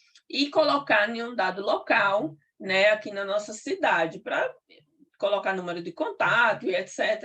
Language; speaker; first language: Portuguese; native; Portuguese